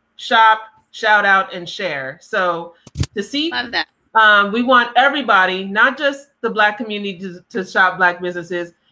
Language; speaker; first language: English; native; English